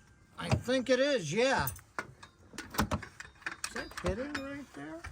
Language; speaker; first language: English; native; English